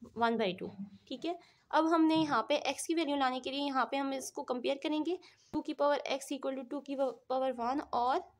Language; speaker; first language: Urdu; non-native, local second language; Punjabi